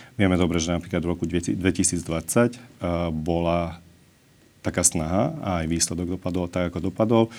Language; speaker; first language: Slovak; non-native, local second language; Hungarian